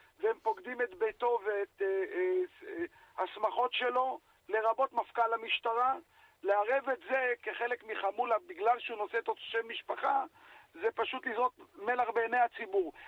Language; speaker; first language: Hebrew; native; Hebrew